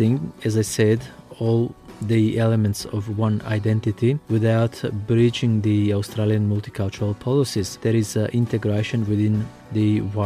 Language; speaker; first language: English; non-native, fluent; Macedonian